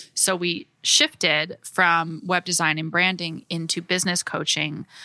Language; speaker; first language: English; native; English